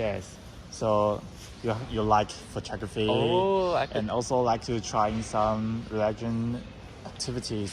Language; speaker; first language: English; non-native, learner; Chinese